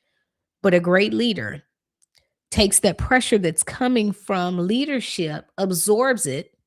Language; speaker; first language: English; native; English